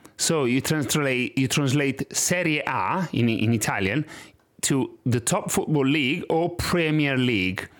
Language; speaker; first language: English; non-native, fluent; Italian